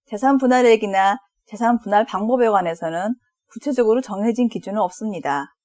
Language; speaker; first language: Korean; native; Korean